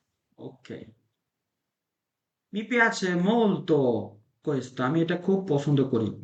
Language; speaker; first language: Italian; non-native, fluent; Bangla